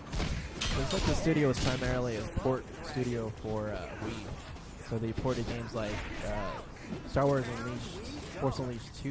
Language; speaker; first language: English; native; English